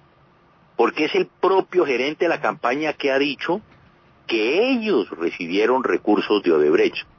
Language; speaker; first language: Spanish; native; Spanish